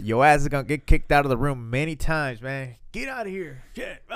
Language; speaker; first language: English; early bilingual, other home language; Spanish